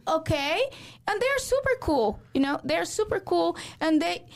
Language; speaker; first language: English; non-native, fluent; Spanish